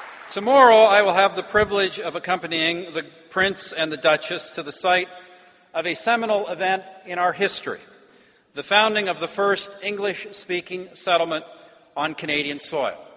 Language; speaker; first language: English; native; English